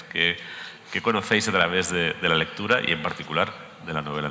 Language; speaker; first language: Spanish; native; Spanish